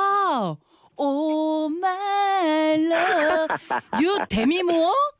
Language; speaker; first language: English; non-native, learner; Korean